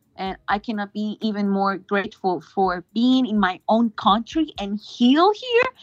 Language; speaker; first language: English; non-native, fluent; Spanish